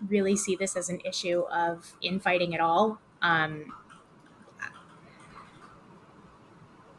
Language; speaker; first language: English; native; English